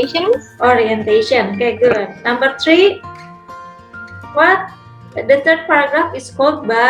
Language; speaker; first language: English; non-native, fluent; Indonesian